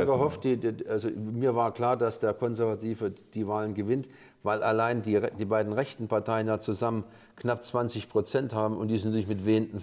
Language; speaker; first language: German; native; German